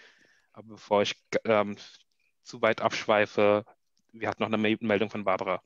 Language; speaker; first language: German; native; German